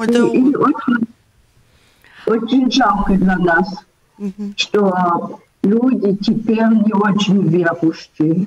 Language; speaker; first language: Russian; early bilingual, heritage; Russian